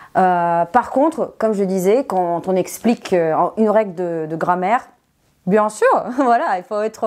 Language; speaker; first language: French; non-native, fluent; Serbian